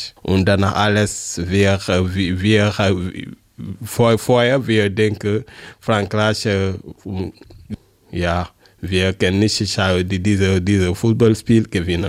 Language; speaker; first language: German; non-native, learner; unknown